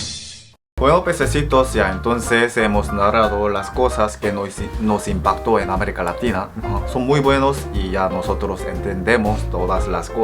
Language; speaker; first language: Spanish; non-native, fluent; Korean